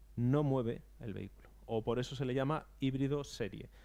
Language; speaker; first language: Spanish; native; Spanish